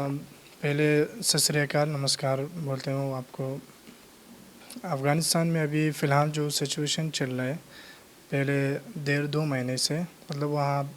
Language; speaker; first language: Hindi; non-native, learner; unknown